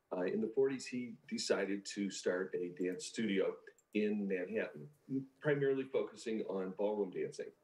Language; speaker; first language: English; native; English